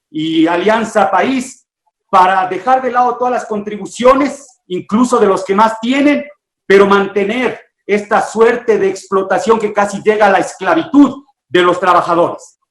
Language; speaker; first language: Spanish; native; Spanish